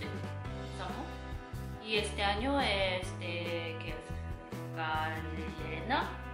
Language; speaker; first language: Spanish; non-native, learner; Japanese